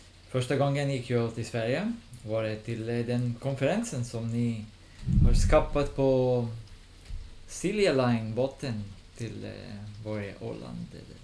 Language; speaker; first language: Swedish; non-native, learner; Hebrew